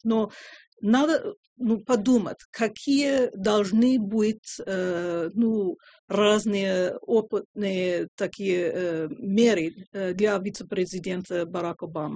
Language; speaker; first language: Russian; non-native, fluent; English